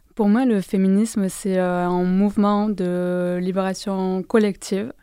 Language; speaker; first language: French; non-native, fluent; Spanish